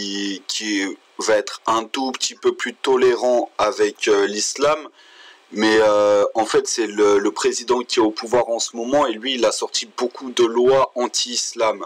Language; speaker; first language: French; native; French